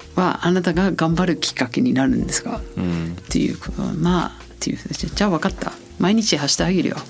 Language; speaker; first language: Japanese; non-native, fluent; English